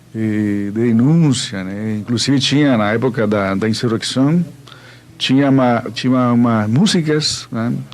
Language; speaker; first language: Portuguese; non-native, fluent; Spanish